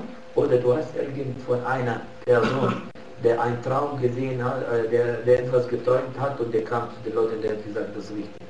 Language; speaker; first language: German; non-native, fluent; Arabic